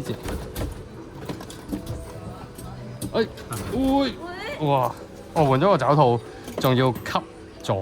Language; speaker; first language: Chinese; native; Chinese